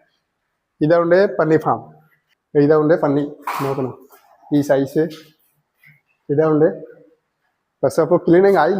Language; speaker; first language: Malayalam; non-native, local second language; Hindi